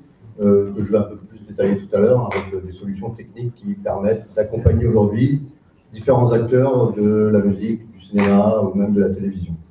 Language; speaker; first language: French; native; French